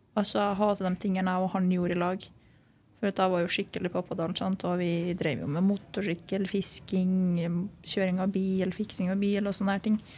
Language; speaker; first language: Norwegian; early bilingual, other home language; Lithuanian